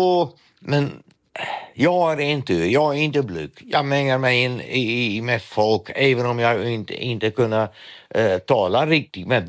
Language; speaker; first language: Swedish; non-native, fluent; Dutch